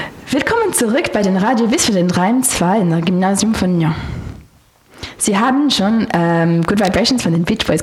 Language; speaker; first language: German; non-native, learner; French